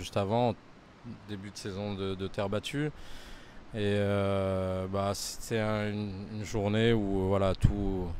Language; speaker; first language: French; native; French